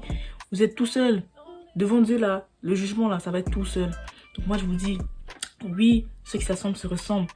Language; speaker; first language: French; native; French